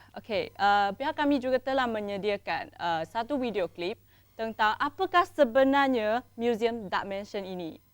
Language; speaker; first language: Malay; non-native, local second language; Chinese